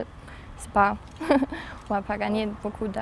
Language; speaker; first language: French; non-native, fluent; German